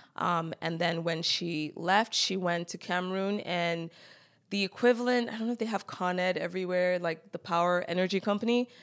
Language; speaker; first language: English; native; English